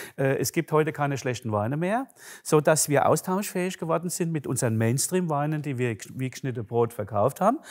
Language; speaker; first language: German; native; German